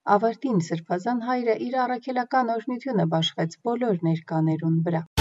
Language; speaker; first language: Armenian; early bilingual, heritage; Armenian